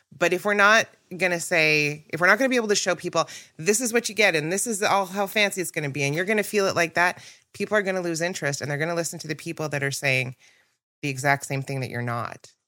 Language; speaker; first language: English; native; English